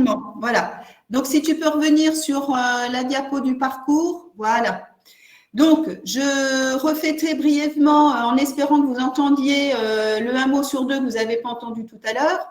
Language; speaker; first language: French; native; French